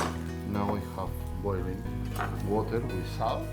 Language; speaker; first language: English; non-native, learner; Catalan